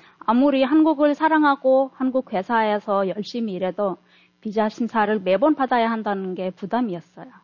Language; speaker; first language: Korean; non-native, fluent; Turkmen